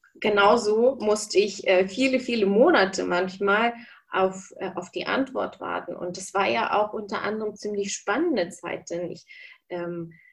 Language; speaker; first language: German; early bilingual, other home language; Russian